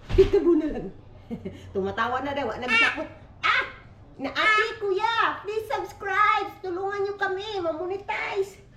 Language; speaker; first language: Filipino; non-native, local second language; Cebuano